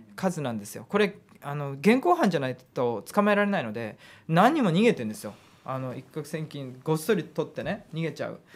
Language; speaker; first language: Japanese; native; Japanese